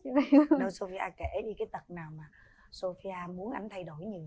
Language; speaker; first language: Vietnamese; native; Vietnamese